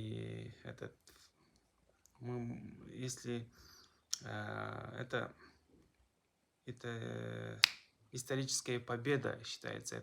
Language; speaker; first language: Russian; non-native, local second language; Kazakh